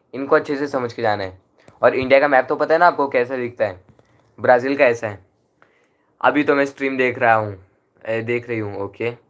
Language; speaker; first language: Hindi; non-native, local second language; Marathi